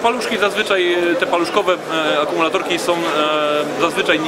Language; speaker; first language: Polish; native; Polish